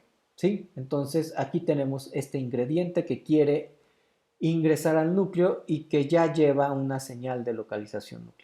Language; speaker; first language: Spanish; native; Spanish